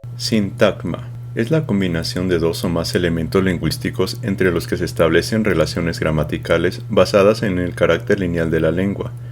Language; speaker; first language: Spanish; native; Spanish